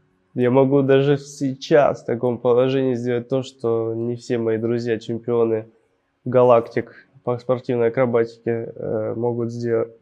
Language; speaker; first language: Russian; native; Russian